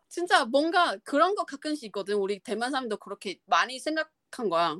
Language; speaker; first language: Korean; non-native, fluent; Chinese